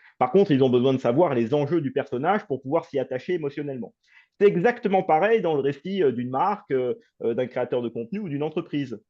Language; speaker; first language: French; native; French